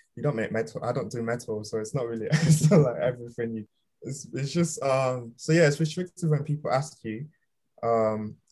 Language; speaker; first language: English; early bilingual, other home language; Yoruba